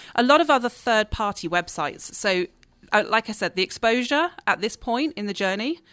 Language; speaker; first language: English; native; English